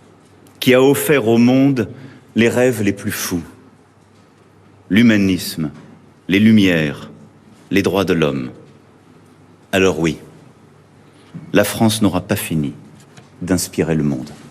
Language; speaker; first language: French; native; French